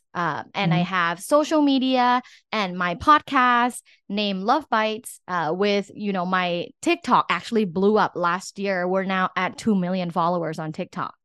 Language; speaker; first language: English; non-native, fluent; Thai